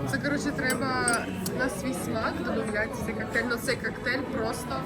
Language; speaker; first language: Ukrainian; native; Ukrainian